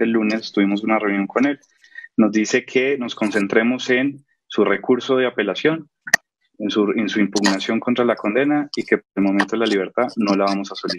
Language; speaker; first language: Spanish; native; Spanish